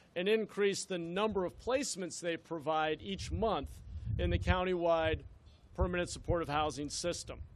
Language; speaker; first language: English; native; English